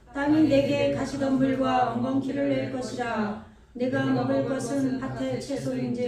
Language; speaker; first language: Korean; native; Korean